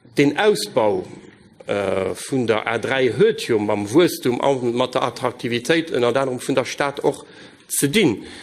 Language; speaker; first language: Luxembourgish; native; Luxembourgish